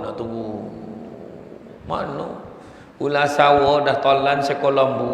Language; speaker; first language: Malay; native; Malay